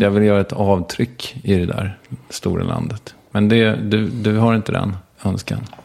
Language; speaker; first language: Swedish; native; Swedish